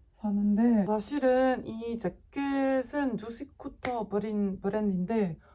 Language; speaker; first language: Korean; non-native, learner; Dutch